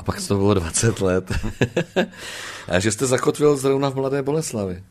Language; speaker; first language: Czech; native; Czech